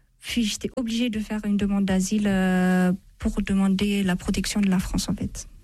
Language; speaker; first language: French; non-native, fluent; Amharic